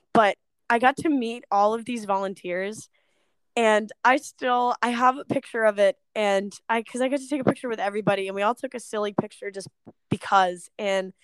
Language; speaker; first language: English; native; English